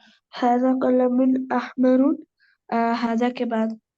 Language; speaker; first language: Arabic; non-native, learner; Urdu